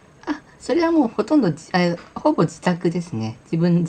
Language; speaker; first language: Japanese; native; Japanese